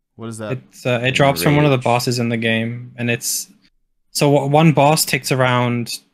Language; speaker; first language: English; native; English